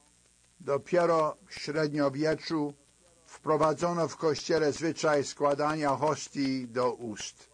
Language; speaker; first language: Polish; native; Polish